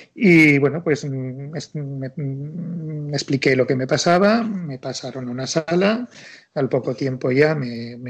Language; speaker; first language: Spanish; native; Spanish